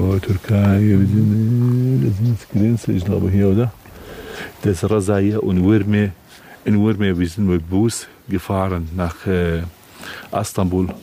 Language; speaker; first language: German; non-native, learner; Kurdish